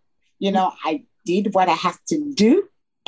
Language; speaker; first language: English; non-native, fluent; French